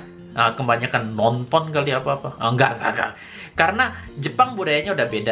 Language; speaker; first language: Indonesian; native; Indonesian